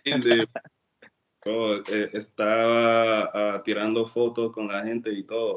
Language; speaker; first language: Spanish; non-native, learner; English